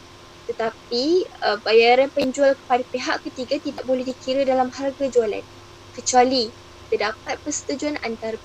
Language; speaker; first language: Malay; native; Malay